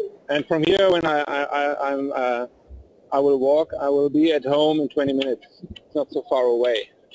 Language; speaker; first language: English; non-native, fluent; German